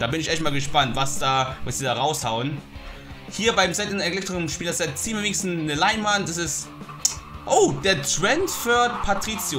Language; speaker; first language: German; native; German